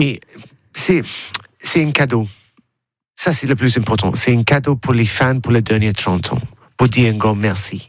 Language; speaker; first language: French; non-native, learner; English